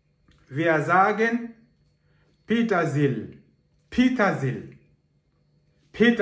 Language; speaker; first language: German; non-native, learner; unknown